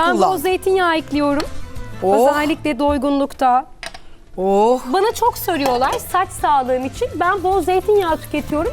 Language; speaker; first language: Turkish; native; Turkish